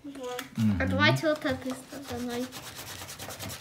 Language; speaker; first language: Russian; early bilingual, heritage; Russian